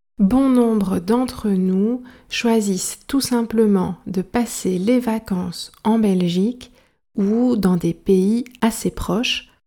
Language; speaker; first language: French; native; French